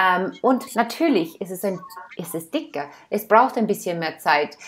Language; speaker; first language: German; non-native, fluent; English